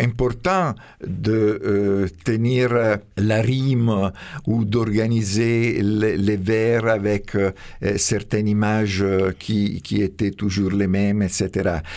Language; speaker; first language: French; non-native, fluent; Italian